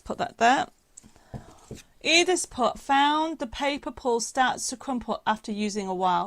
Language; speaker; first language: English; native; English